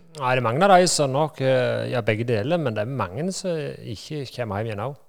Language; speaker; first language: Norwegian; native; Norwegian